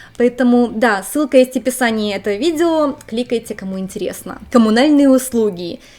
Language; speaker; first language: Russian; native; Russian